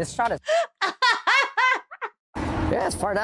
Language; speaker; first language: English; native; English